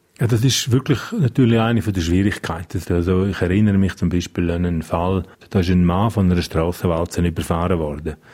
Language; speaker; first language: German; non-native, local second language; Romansh